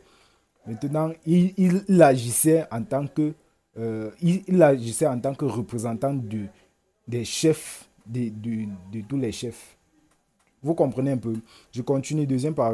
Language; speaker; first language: French; native; French